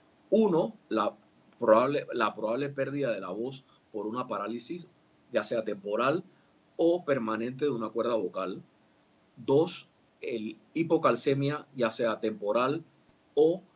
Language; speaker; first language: Spanish; native; Spanish